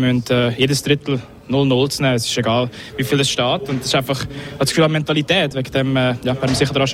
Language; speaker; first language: German; native; German